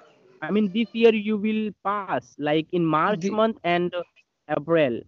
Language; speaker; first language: English; non-native, learner; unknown